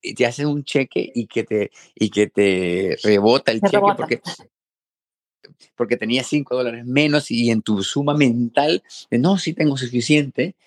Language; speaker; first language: Spanish; native; Spanish